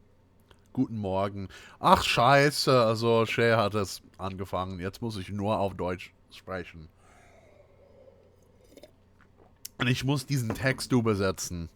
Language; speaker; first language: German; non-native, fluent; English